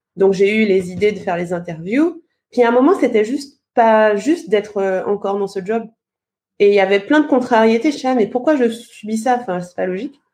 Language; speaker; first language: French; native; French